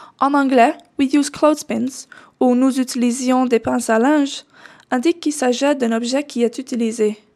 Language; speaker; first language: French; non-native, fluent; Dutch